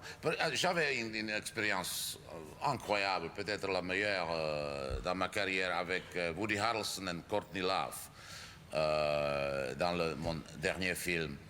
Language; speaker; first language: French; non-native, fluent; Czech